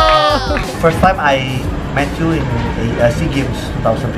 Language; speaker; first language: English; non-native, fluent; Indonesian